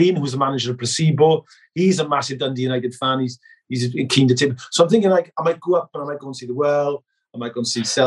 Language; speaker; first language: English; native; English